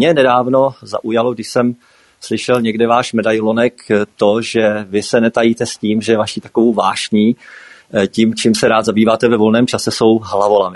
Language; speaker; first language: Czech; native; Czech